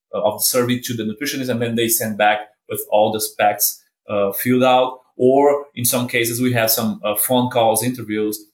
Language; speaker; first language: English; non-native, fluent; Portuguese